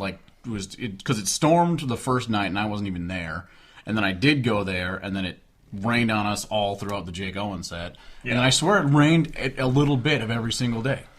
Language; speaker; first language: English; native; English